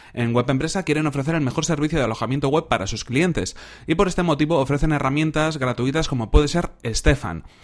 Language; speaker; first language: Spanish; native; Spanish